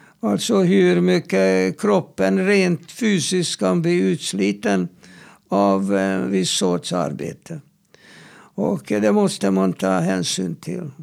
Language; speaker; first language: Swedish; non-native, fluent; Hungarian